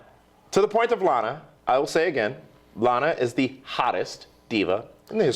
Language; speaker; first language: English; native; English